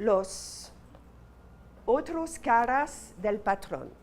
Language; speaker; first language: Spanish; non-native, fluent; French